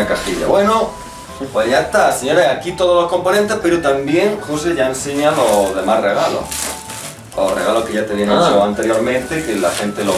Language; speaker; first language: Spanish; native; Spanish